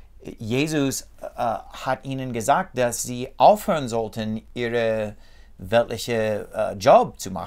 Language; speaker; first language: German; non-native, fluent; English